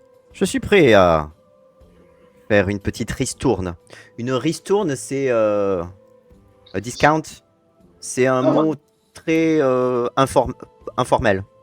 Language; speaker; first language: French; native; French